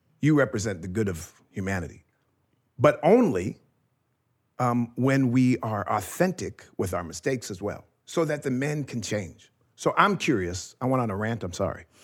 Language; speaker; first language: English; native; English